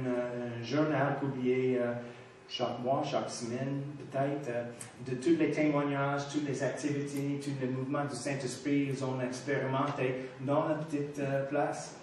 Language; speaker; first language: French; non-native, fluent; English